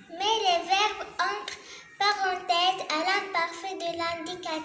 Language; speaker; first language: French; non-native, learner; Arabic